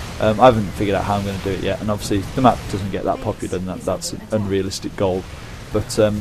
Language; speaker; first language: English; native; English